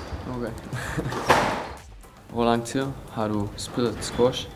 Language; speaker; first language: Danish; non-native, learner; Slovak